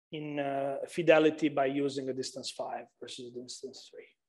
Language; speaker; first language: English; non-native, fluent; Italian